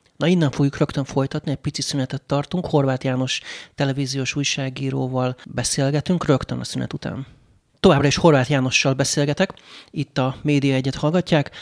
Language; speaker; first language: Hungarian; native; Hungarian